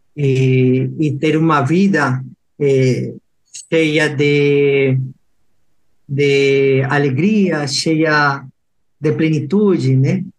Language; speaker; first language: Portuguese; non-native, fluent; Spanish